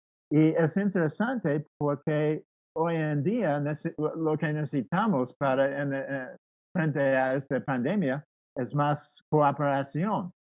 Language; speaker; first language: Spanish; non-native, fluent; English